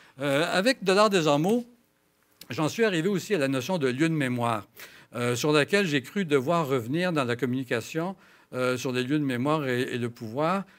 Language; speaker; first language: French; native; French